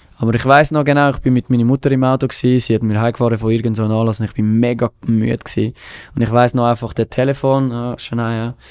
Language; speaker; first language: German; non-native, local second language; French